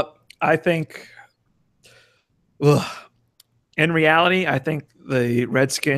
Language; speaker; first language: English; native; English